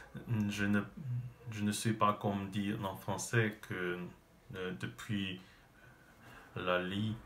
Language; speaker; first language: French; non-native, learner; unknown